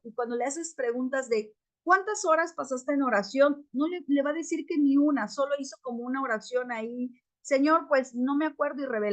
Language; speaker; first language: Spanish; native; Spanish